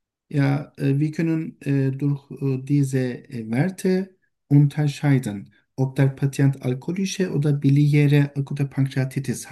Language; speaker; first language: German; non-native, learner; Turkish